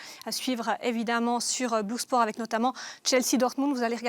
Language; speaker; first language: French; native; French